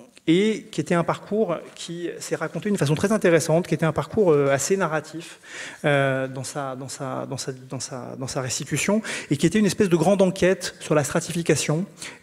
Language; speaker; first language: French; native; French